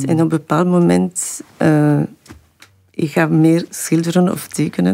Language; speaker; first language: Dutch; non-native, local second language; French